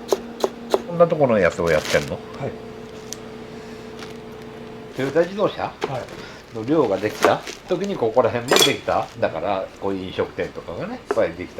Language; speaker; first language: Japanese; native; Japanese